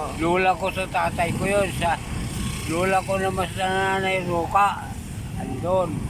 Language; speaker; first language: Filipino; non-native, local second language; Iloko